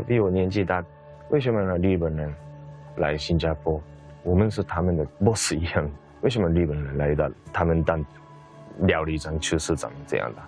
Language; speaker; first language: Chinese; non-native, fluent; Japanese